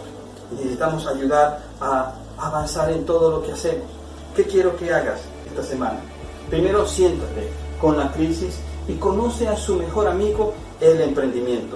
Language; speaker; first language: Spanish; native; Spanish